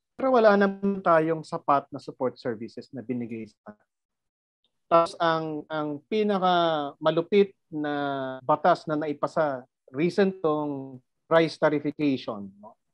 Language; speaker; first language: Filipino; non-native, local second language; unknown